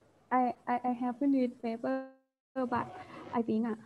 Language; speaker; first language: English; non-native, fluent; Thai